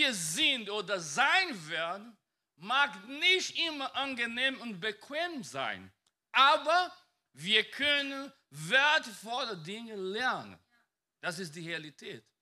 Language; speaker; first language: German; non-native, fluent; Portuguese